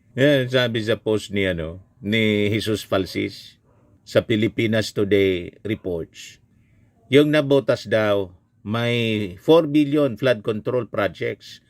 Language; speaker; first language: Filipino; non-native, local second language; Bikol